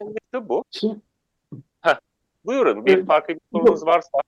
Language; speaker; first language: Turkish; non-native, fluent; Arabic